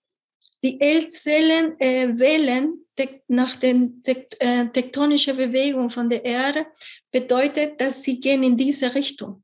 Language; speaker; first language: German; non-native, fluent; Spanish